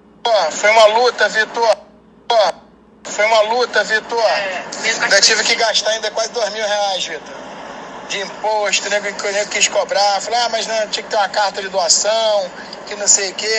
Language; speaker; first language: Portuguese; native; Portuguese